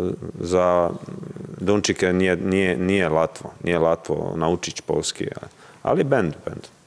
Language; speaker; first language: Polish; non-native, learner; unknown